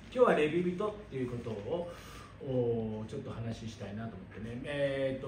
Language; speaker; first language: Japanese; native; Japanese